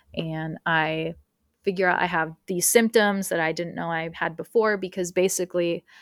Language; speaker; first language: English; early bilingual, other home language; Spanish